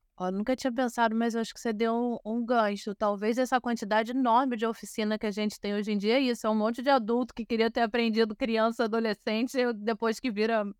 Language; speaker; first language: Portuguese; native; Portuguese